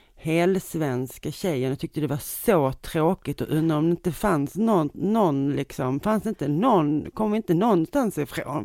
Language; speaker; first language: Swedish; native; Swedish